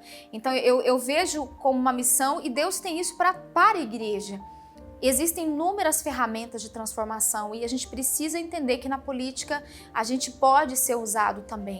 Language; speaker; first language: Portuguese; native; Portuguese